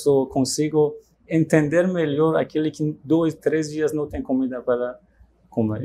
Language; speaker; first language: Portuguese; non-native, fluent; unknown